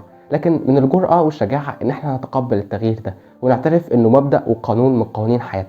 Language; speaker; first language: Arabic; native; Arabic